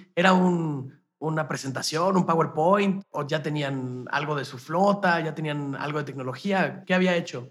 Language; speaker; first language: Spanish; native; Spanish